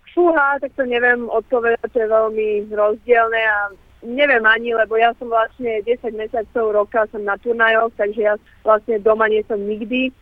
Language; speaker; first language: Slovak; early bilingual, heritage; Slovak